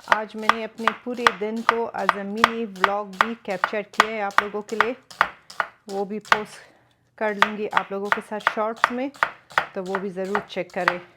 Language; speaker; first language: Urdu; early bilingual, other home language; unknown